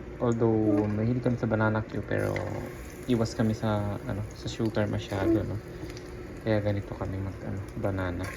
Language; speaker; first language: Filipino; native; Filipino